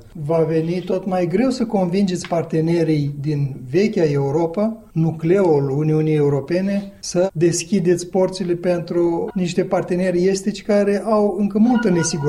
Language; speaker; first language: Romanian; native; Romanian